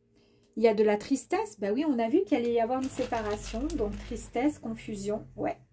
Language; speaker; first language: French; native; French